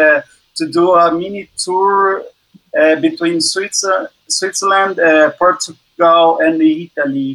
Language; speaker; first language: English; non-native, learner; Portuguese